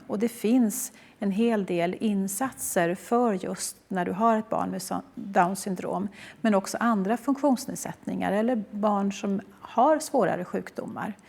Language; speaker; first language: Swedish; native; Swedish